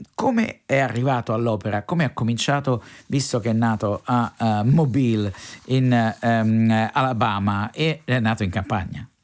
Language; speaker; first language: Italian; native; Italian